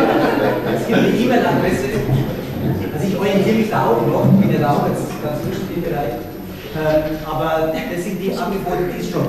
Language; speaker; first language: German; native; German